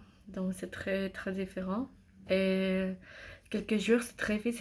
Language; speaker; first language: French; non-native, learner; English